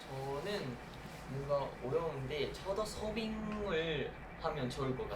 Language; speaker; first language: Korean; non-native, learner; Japanese